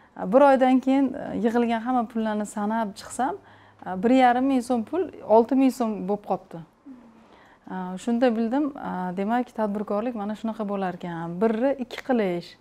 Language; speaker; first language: Uzbek; native; Uzbek